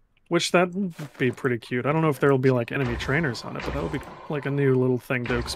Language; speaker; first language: English; native; English